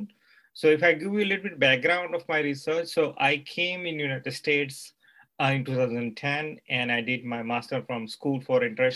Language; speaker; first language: English; non-native, local second language; Gujarati